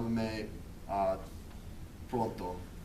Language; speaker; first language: Spanish; non-native, learner; English